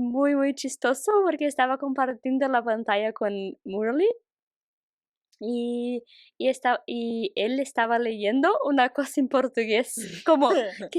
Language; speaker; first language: Spanish; non-native, fluent; Portuguese